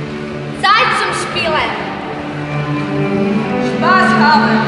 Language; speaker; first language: German; non-native, learner; Croatian